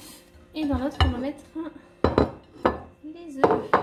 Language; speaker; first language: French; native; French